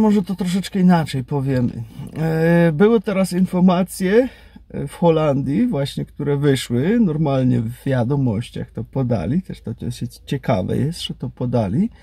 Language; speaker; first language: Polish; native; Polish